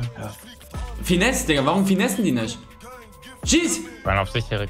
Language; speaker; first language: German; native; German